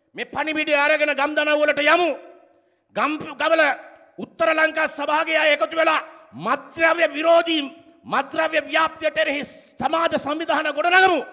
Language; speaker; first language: Sinhala; native; Sinhala